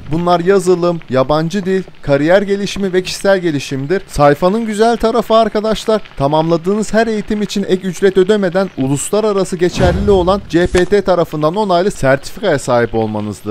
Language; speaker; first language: Turkish; native; Turkish